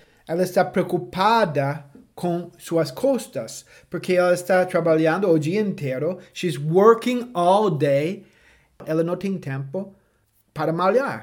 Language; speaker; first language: Portuguese; non-native, fluent; English